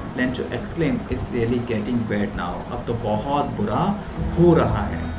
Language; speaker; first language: Hindi; native; Hindi